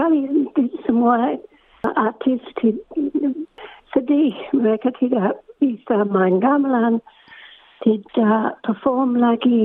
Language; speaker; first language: Indonesian; non-native, fluent; English